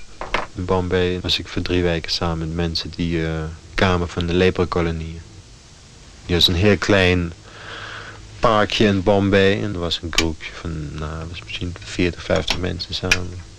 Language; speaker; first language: Dutch; non-native, fluent; German